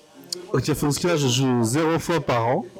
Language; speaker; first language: French; native; French